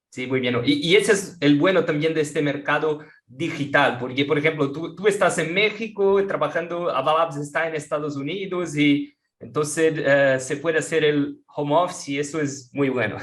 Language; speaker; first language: Spanish; non-native, fluent; Portuguese